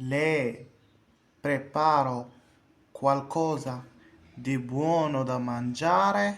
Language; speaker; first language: Italian; non-native, fluent; Arabic